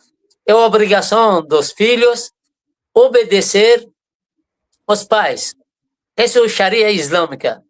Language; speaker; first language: Portuguese; non-native, fluent; Persian